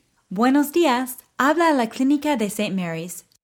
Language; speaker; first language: Spanish; non-native, fluent; English